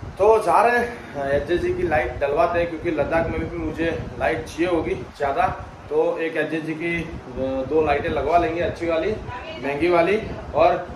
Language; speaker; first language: Hindi; non-native, local second language; Gujarati